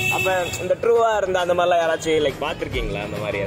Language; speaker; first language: Tamil; native; Tamil